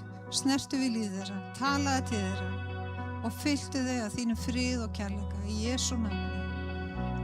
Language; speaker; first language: Icelandic; native; Icelandic